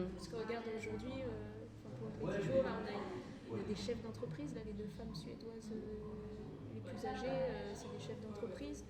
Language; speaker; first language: French; native; French